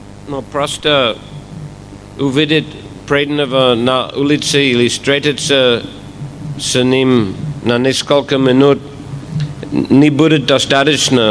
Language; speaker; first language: Russian; non-native, fluent; English